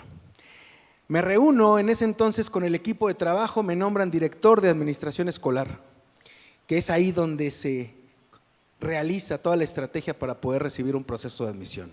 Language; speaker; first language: Spanish; native; Spanish